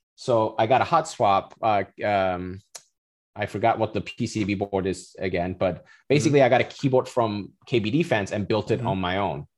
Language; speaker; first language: English; non-native, fluent; Turkish